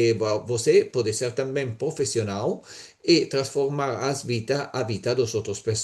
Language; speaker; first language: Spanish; non-native, learner; Italian